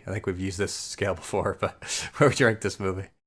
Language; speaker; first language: English; native; English